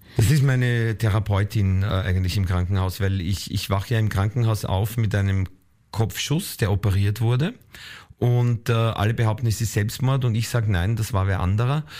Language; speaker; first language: German; native; German